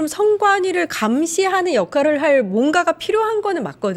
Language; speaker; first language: Korean; native; Korean